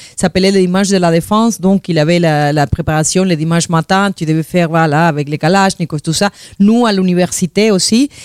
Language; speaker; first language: French; non-native, fluent; Spanish